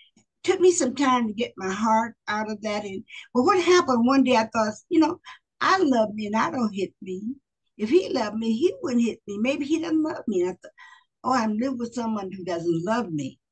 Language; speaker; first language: English; native; English